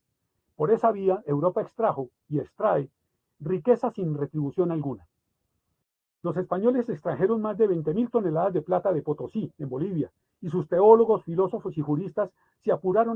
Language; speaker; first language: Spanish; native; Spanish